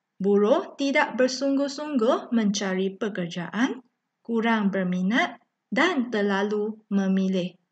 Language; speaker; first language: Malay; non-native, local second language; Chinese